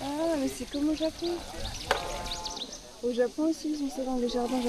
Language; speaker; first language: French; native; French